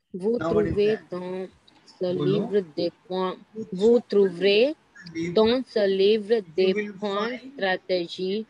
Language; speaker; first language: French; non-native, learner; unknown